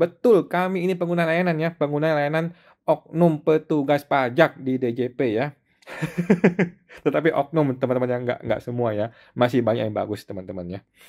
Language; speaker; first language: Indonesian; native; Indonesian